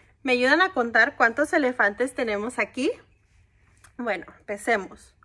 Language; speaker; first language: Spanish; early bilingual, heritage; Spanish